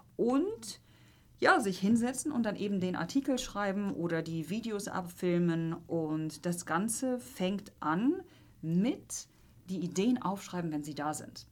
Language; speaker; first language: German; non-native, fluent; Polish